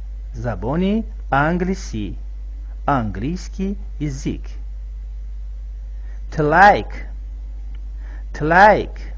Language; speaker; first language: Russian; non-native, local second language; Tajik